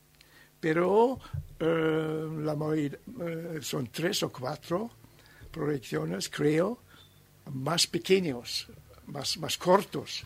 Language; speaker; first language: Spanish; non-native, learner; German